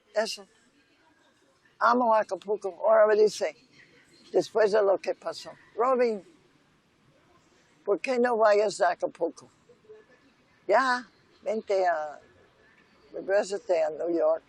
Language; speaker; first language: Spanish; early bilingual, other home language; English